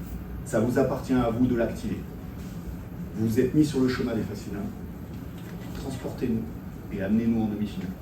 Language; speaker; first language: French; native; French